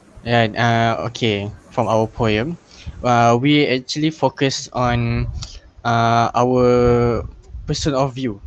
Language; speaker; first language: English; non-native, local second language; Malay